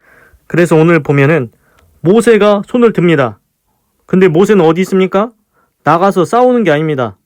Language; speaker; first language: Korean; native; Korean